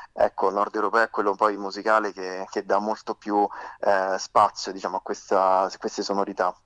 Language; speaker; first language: Italian; native; Italian